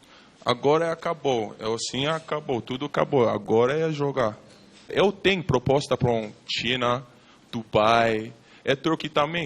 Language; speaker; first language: Portuguese; non-native, learner; English